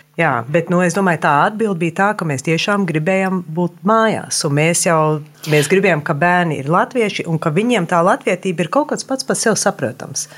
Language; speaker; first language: Latvian; early bilingual, heritage; Latvian